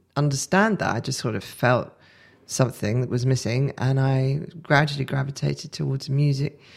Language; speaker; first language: English; native; English